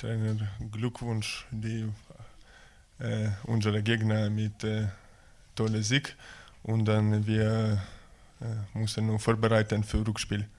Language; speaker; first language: German; non-native, learner; Russian